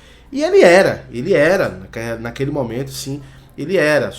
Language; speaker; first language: Portuguese; native; Portuguese